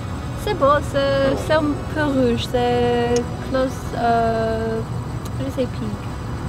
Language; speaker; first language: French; non-native, learner; English